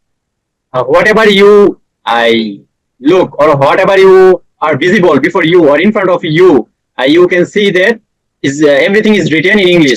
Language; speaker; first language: English; non-native, learner; Bangla